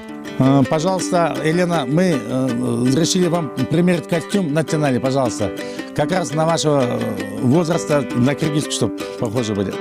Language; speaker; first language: Russian; non-native, local second language; Kyrgyz